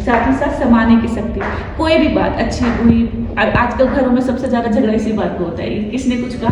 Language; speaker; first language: Hindi; native; Hindi